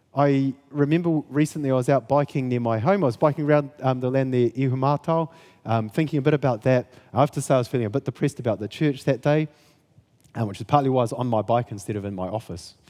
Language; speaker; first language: English; native; English